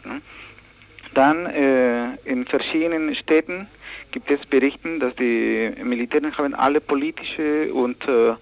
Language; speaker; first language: German; non-native, learner; Spanish